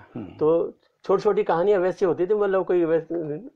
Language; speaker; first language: Hindi; native; Hindi